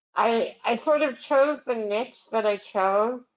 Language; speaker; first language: English; native; English